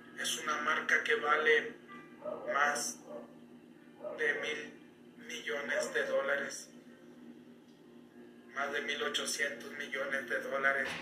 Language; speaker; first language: Spanish; native; Spanish